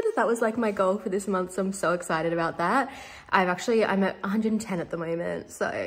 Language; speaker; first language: English; native; English